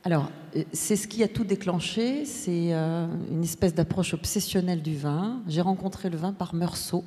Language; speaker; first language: French; native; French